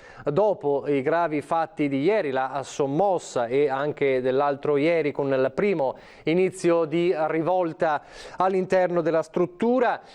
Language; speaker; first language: Italian; native; Italian